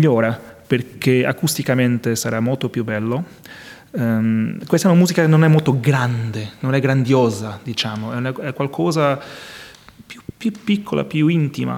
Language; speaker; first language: Italian; non-native, fluent; Portuguese